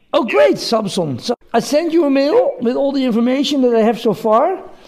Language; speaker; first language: English; non-native, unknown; Dutch